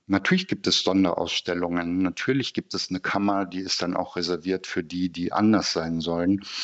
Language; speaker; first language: German; early bilingual, other home language; Turkish